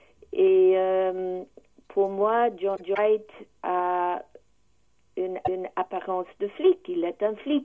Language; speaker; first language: French; non-native, learner; English